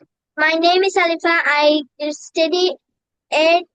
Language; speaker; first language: English; non-native, learner; Bangla